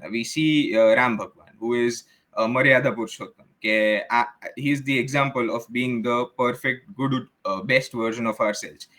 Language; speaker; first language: English; non-native, local second language; Gujarati